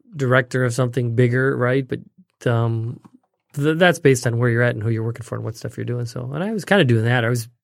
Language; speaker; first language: English; native; English